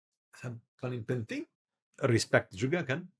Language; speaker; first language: Indonesian; non-native, learner; Italian